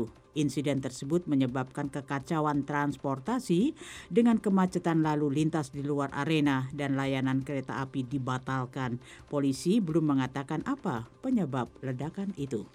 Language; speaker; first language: Indonesian; native; Indonesian